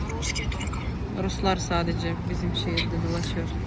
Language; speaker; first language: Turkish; non-native, learner; Russian